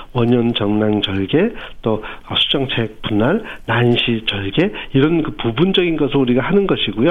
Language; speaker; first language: Korean; native; Korean